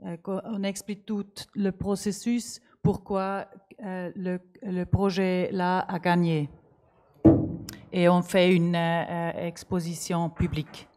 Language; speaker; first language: French; non-native, learner; German